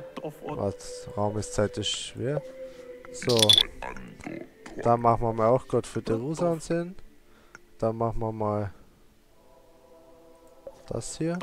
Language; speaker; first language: German; native; German